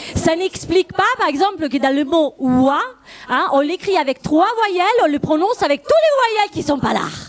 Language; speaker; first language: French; non-native, fluent; Italian